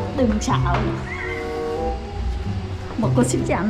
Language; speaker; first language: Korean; non-native, learner; Vietnamese